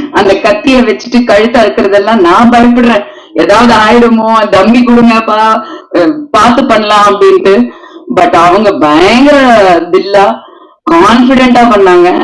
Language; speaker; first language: Tamil; native; Tamil